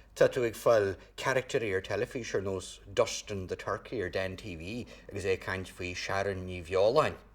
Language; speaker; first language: Irish; native; Irish